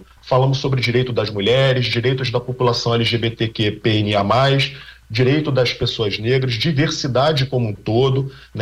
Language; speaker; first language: Portuguese; native; Portuguese